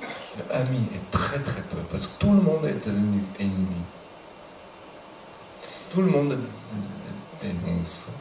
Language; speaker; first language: French; non-native, fluent; Chinese